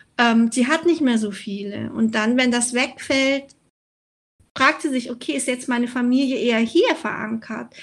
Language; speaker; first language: German; early bilingual, other home language; Vietnamese